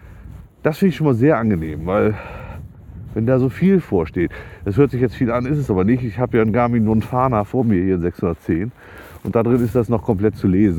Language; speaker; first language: German; native; German